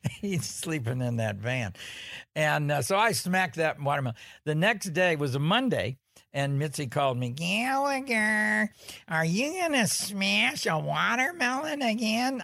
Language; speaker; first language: English; native; English